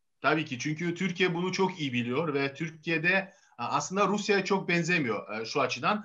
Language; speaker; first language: Turkish; non-native, fluent; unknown